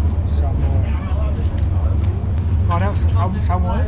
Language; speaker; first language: Vietnamese; non-native, learner; Lithuanian